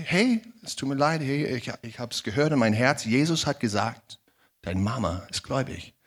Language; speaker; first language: German; non-native, fluent; English